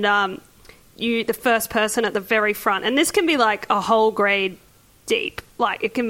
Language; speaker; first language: English; native; English